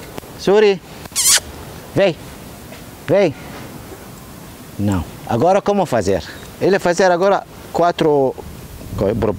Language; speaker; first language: Portuguese; non-native, learner; Arabic